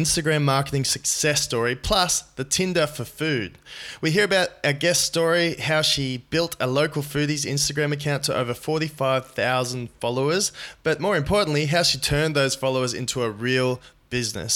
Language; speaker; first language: English; native; English